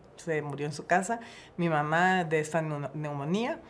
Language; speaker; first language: Spanish; native; Spanish